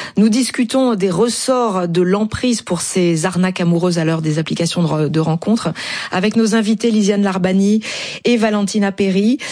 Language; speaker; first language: French; native; French